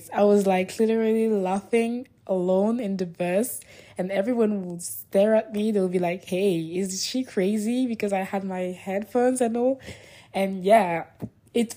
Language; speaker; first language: English; non-native, fluent; French